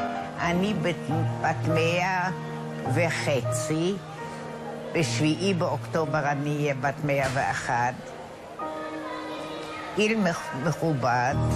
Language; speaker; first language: Hebrew; non-native, fluent; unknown